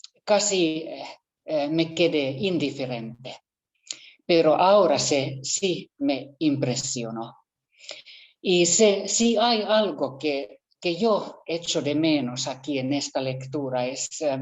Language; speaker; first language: Spanish; non-native, fluent; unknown